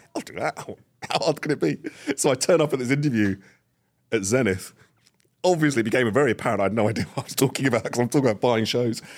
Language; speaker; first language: English; native; English